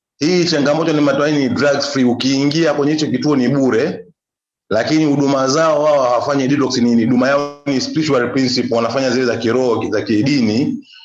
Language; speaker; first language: Swahili; native; Swahili